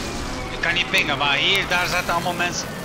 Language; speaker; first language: Dutch; non-native, local second language; Turkish